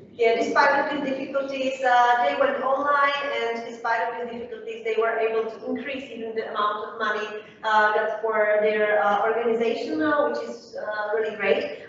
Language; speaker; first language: English; non-native, fluent; Czech